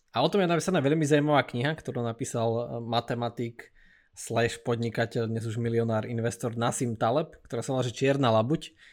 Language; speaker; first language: Slovak; native; Slovak